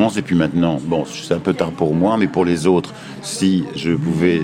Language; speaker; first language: French; native; French